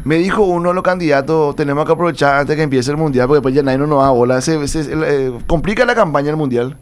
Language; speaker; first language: Spanish; native; Spanish